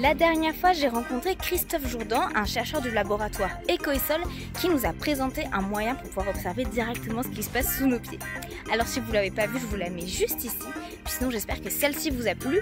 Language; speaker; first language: French; native; French